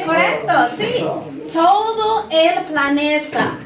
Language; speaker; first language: Spanish; non-native, learner; English